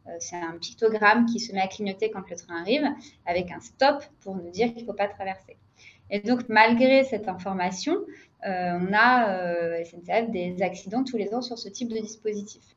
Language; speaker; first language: French; native; French